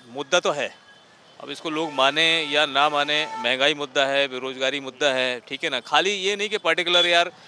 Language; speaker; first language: Hindi; native; Hindi